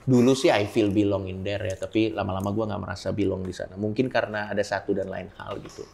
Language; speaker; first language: Indonesian; native; Indonesian